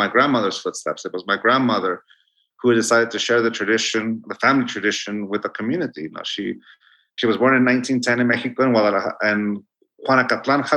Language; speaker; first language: English; non-native, fluent; Spanish